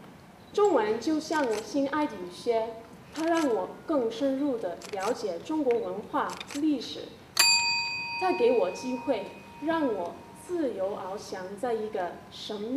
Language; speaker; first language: Chinese; non-native, learner; English